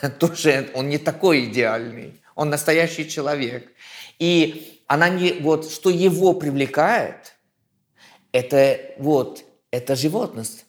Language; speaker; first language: Russian; non-native, fluent; French